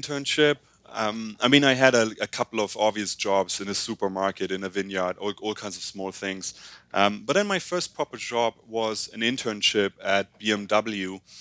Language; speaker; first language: English; non-native, fluent; German